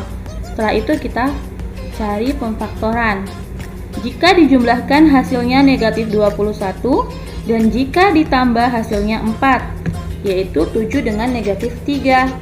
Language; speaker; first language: Indonesian; native; Indonesian